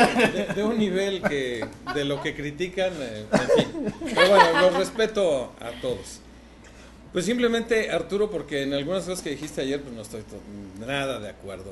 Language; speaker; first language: Spanish; native; Spanish